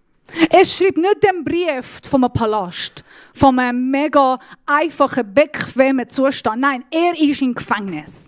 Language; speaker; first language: German; non-native, fluent; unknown